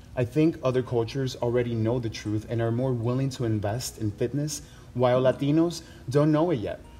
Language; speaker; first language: English; native; English